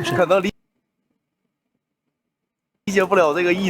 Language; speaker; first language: Chinese; native; Chinese